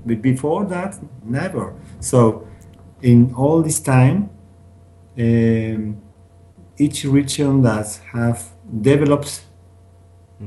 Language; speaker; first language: English; non-native, learner; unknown